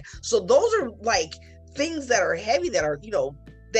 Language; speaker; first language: English; native; English